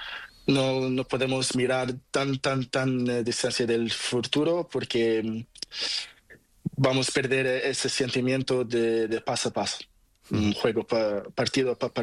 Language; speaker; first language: Spanish; non-native, learner; Portuguese